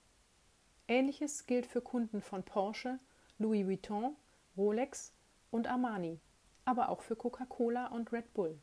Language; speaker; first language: German; native; German